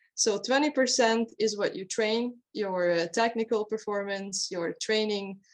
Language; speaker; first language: English; non-native, fluent; Hungarian